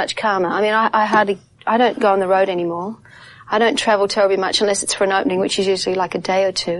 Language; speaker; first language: English; native; English